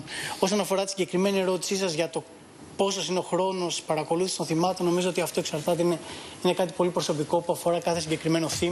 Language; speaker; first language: Greek; native; Greek